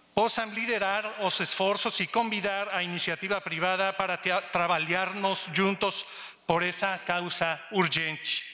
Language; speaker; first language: Portuguese; non-native, learner; Spanish